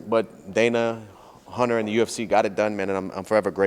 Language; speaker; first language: English; native; English